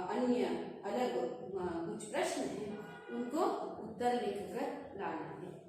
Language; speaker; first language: Hindi; non-native, local second language; Kannada